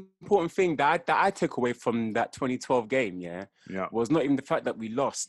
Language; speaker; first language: English; native; English